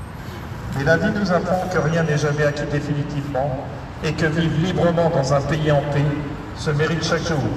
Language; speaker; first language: French; native; French